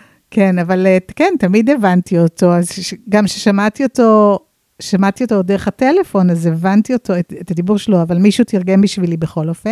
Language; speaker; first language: Hebrew; non-native, fluent; English